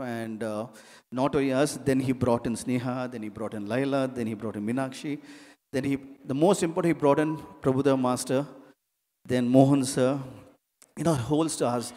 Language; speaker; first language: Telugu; non-native, learner; Tamil